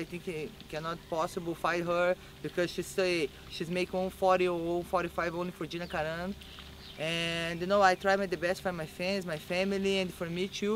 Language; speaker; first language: English; non-native, learner; Portuguese